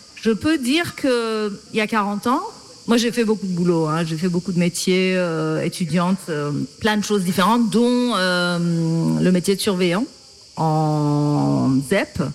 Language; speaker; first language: French; non-native, fluent; Persian